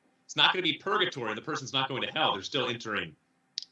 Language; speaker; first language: English; native; English